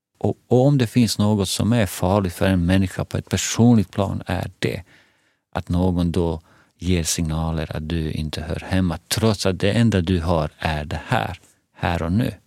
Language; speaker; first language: Swedish; non-native, fluent; Bosnian